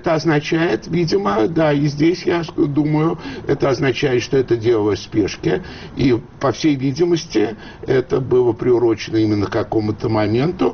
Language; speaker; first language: Russian; native; Russian